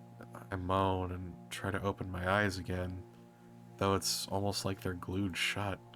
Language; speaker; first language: English; native; English